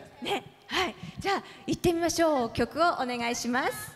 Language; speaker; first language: Japanese; native; Japanese